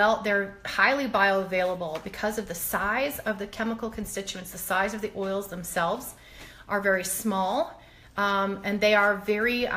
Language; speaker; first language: English; native; English